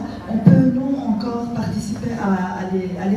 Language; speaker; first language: French; non-native, local second language; Arabic